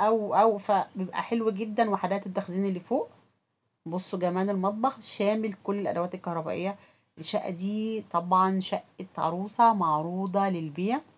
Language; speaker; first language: Arabic; native; Arabic